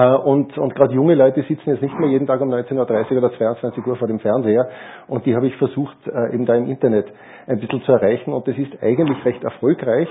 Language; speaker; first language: German; native; German